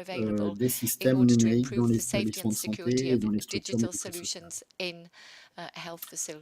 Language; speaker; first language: French; native; French